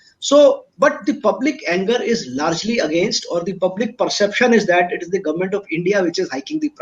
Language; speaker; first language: English; non-native, local second language; Hindi